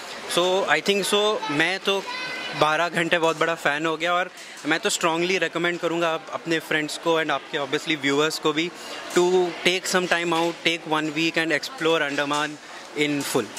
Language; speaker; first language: Hindi; native; Hindi